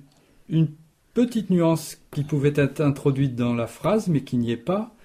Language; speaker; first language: French; native; French